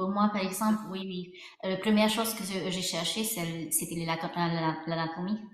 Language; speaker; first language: French; non-native, fluent; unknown